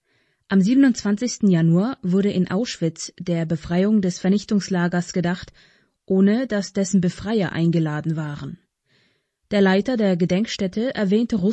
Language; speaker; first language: German; native; German